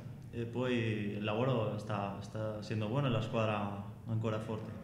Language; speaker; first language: Italian; non-native, fluent; Spanish